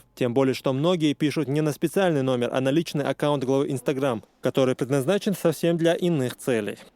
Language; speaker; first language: Russian; native; Russian